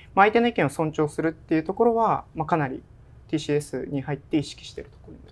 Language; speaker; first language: Japanese; native; Japanese